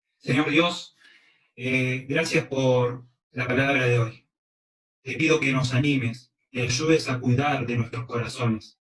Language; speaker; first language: Spanish; early bilingual, other home language; Korean